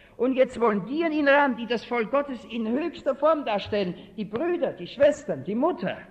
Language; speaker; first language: German; native; German